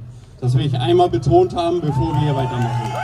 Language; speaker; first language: German; native; German